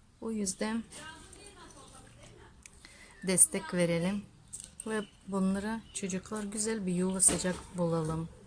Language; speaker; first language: Turkish; non-native, learner; Russian